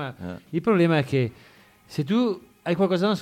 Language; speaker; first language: Italian; native; Italian